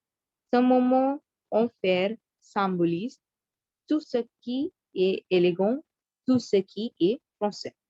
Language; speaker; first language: French; non-native, learner; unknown